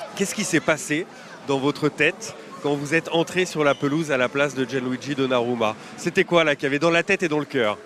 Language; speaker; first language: French; native; French